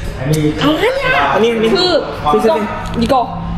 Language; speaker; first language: Korean; non-native, learner; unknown